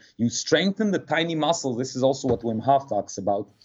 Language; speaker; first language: English; non-native, fluent; Serbian